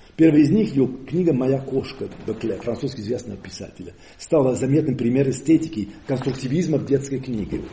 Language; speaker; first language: Russian; non-native, fluent; Occitan